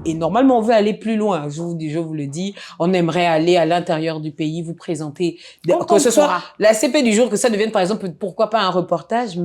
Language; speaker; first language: French; native; French